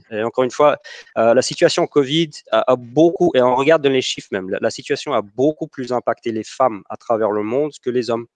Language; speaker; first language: French; non-native, fluent; English